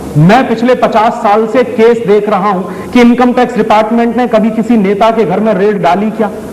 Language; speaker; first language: Hindi; native; Hindi